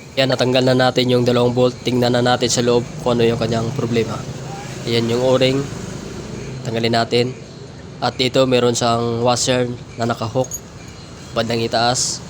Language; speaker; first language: Filipino; non-native, local second language; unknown